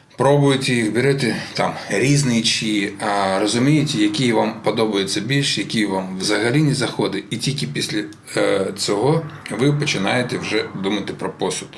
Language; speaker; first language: Ukrainian; non-native, local second language; Russian